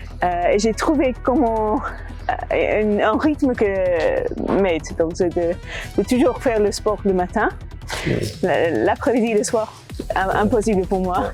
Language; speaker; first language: French; non-native, fluent; English